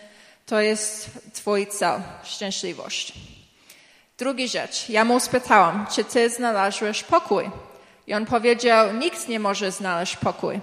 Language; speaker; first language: Polish; early bilingual, heritage; English